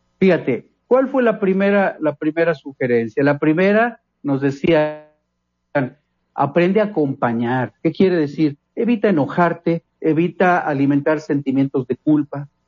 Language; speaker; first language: Spanish; native; Spanish